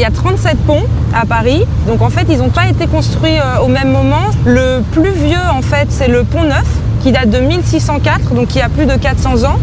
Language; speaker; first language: French; native; French